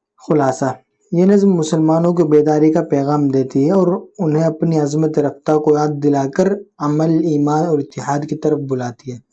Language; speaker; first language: Urdu; native; Urdu